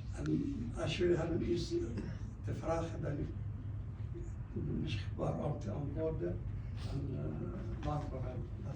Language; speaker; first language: Dutch; non-native, fluent; Arabic